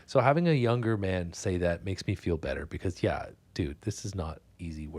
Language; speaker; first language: English; native; English